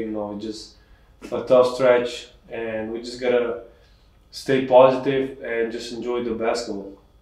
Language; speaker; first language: English; non-native, fluent; Slovenian